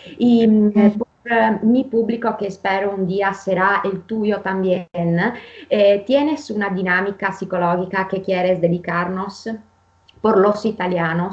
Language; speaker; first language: Spanish; non-native, fluent; Italian